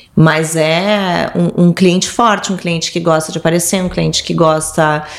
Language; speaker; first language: Portuguese; native; Portuguese